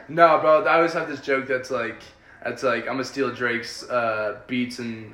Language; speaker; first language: English; early bilingual, other home language; Spanish